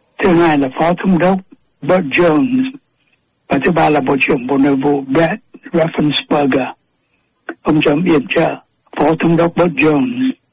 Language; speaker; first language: Vietnamese; native; Vietnamese